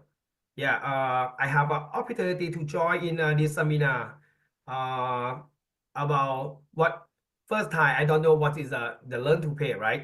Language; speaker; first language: English; non-native, learner; Thai